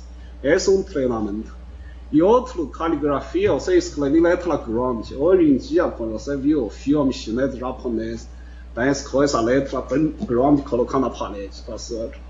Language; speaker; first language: Portuguese; non-native, fluent; Chinese